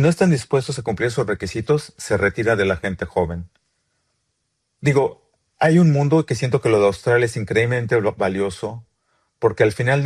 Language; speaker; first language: Spanish; native; Spanish